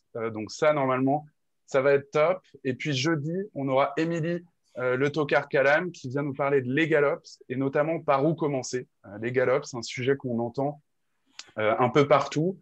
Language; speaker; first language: French; native; French